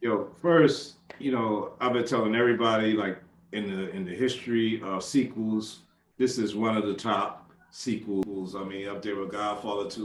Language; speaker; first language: English; native; English